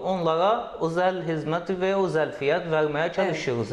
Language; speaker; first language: Turkish; non-native, learner; Arabic